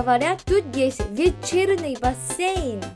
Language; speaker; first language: Russian; non-native, fluent; Korean